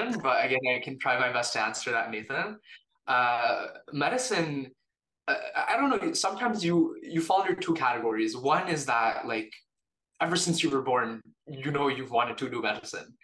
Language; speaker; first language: English; native; English